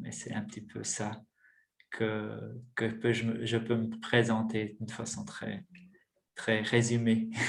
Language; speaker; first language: French; non-native, fluent; Portuguese